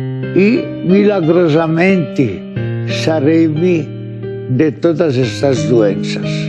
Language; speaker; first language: Portuguese; non-native, fluent; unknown